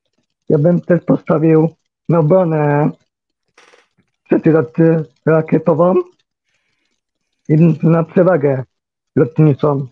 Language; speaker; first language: Polish; early bilingual, heritage; Polish